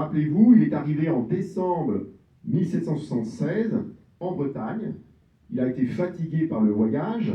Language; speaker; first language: French; native; French